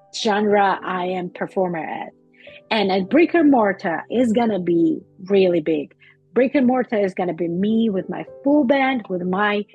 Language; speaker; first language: English; non-native, fluent; Russian